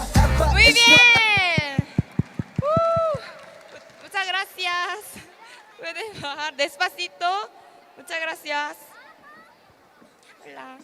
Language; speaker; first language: Spanish; non-native, learner; Korean